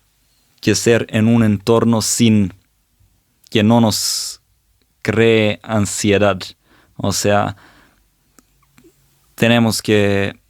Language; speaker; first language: Spanish; non-native, fluent; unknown